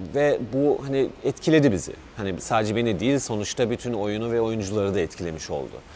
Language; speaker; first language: Turkish; early bilingual, heritage; Turkish